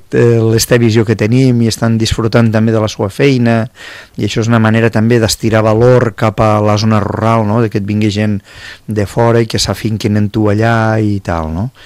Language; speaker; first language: Catalan; native; Catalan